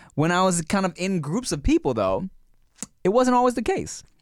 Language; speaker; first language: English; native; English